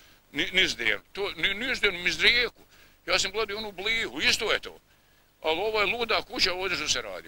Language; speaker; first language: Bosnian; native; Bosnian